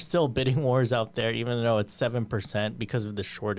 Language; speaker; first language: English; native; English